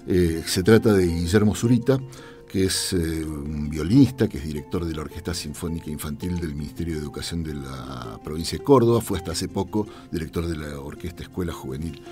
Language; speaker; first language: Spanish; native; Spanish